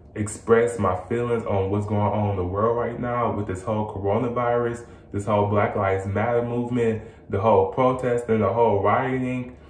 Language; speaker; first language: English; native; English